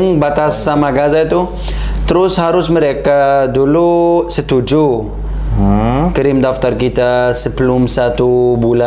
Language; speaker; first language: Indonesian; non-native, learner; Arabic